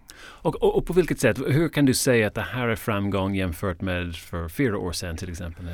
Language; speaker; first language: Swedish; non-native, fluent; English